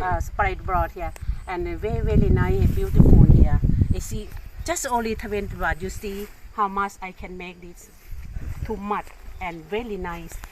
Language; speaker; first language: English; non-native, learner; Thai